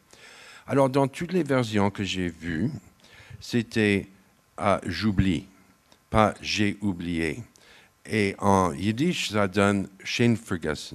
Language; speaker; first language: French; non-native, fluent; English